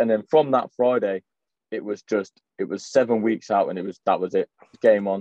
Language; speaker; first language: English; native; English